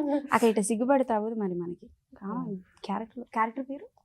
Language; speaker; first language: Telugu; native; Telugu